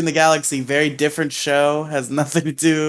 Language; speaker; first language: English; native; English